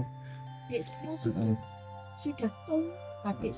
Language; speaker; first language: Indonesian; non-native, local second language; Javanese